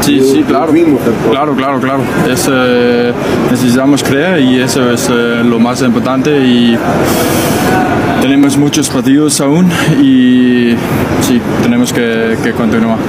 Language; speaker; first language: Spanish; non-native, learner; Danish